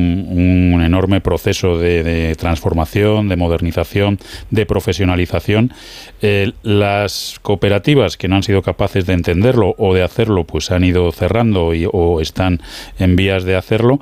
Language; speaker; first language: Spanish; native; Spanish